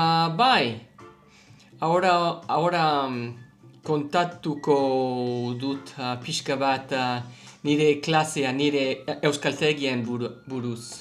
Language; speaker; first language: Basque; non-native, learner; English